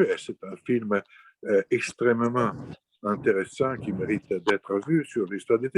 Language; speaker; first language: French; non-native, fluent; Italian